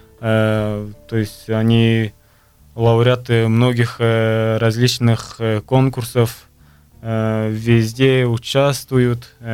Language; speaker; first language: Russian; non-native, local second language; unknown